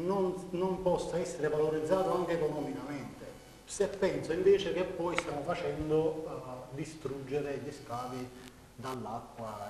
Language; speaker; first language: Italian; native; Italian